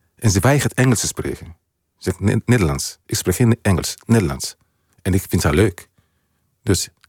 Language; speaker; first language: Dutch; non-native, fluent; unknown